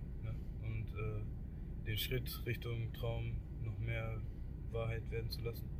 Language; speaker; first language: German; native; German